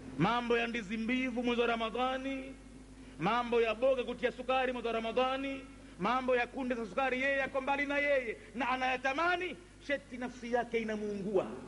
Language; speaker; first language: Swahili; native; Swahili